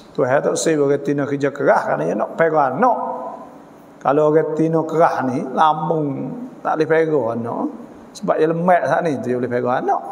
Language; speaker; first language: Malay; native; Malay